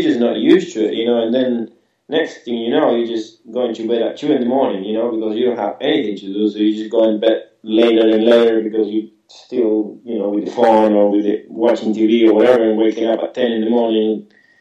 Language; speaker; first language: English; non-native, fluent; Spanish